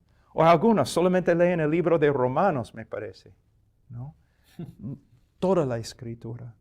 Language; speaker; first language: Spanish; non-native, fluent; English